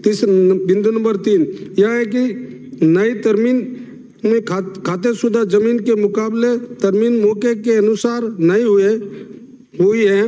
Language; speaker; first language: Hindi; native; Hindi